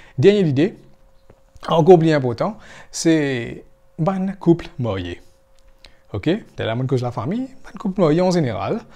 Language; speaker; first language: French; non-native, local second language; Morisyen